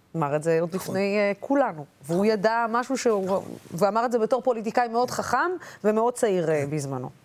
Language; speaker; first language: Hebrew; non-native, local second language; Arabic